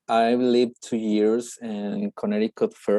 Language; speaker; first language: English; non-native, learner; Spanish